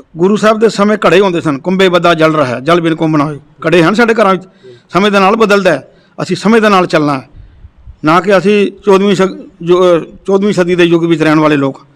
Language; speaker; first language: Punjabi; native; Punjabi